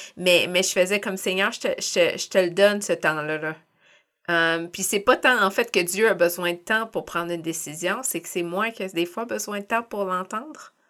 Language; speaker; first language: French; native; French